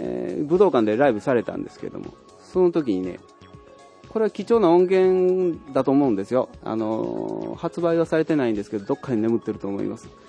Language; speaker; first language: Japanese; native; Japanese